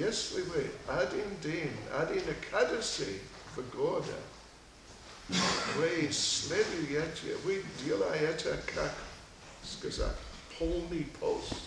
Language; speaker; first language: Russian; non-native, learner; English